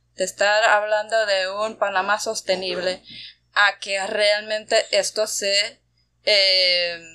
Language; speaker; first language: Spanish; non-native, fluent; German